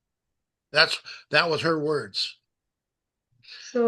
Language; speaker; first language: English; native; English